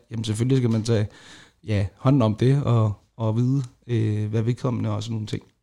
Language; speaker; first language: Danish; early bilingual, other home language; Kurdish